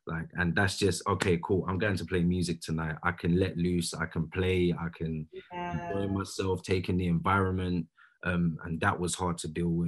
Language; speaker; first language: English; native; English